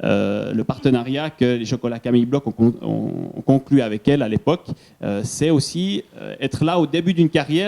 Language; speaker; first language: French; native; French